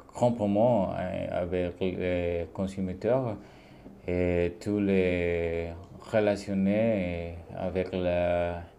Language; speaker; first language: French; non-native, learner; Spanish